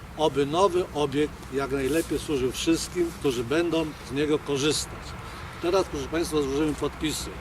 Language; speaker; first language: Polish; native; Polish